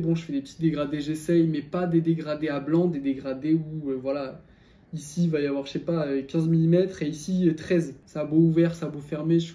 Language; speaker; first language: French; native; French